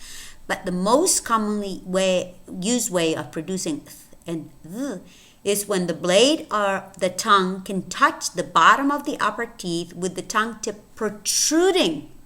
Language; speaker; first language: English; non-native, fluent; Spanish